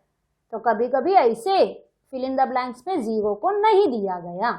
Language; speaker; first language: Hindi; non-native, local second language; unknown